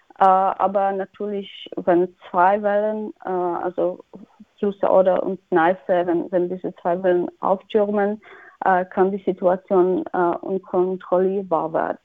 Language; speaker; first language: German; non-native, fluent; Polish